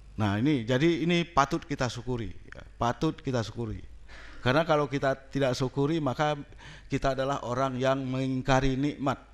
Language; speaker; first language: Indonesian; non-native, local second language; Minangkabau